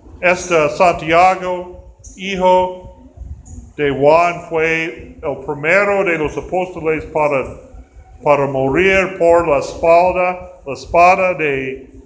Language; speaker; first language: Spanish; non-native, fluent; English